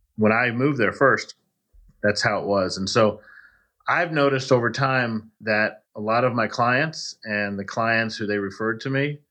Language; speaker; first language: English; native; English